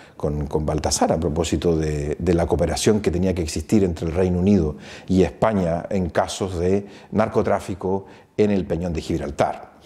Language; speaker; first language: Spanish; native; Spanish